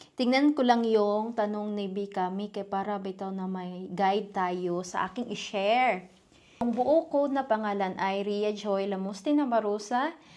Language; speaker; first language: Filipino; non-native, local second language; Cebuano